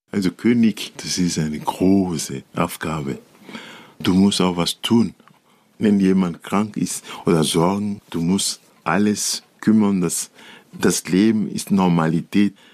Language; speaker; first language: German; non-native, learner; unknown